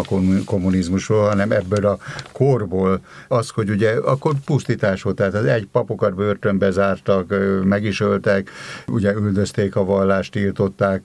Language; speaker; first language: Hungarian; native; Hungarian